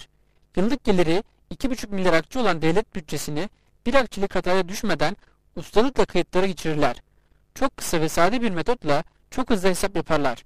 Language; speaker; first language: Turkish; native; Turkish